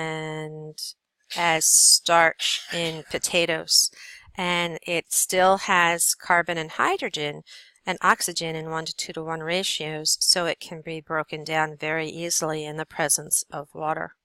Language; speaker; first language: English; native; English